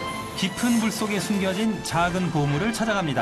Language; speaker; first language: Korean; native; Korean